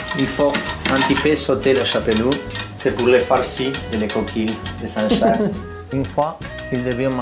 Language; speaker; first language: French; non-native, fluent; Spanish